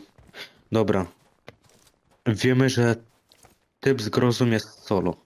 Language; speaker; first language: Polish; native; Polish